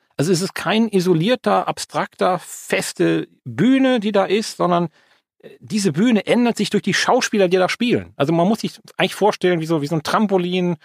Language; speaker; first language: German; native; German